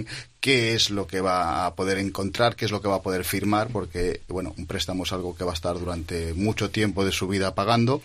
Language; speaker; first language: Spanish; native; Spanish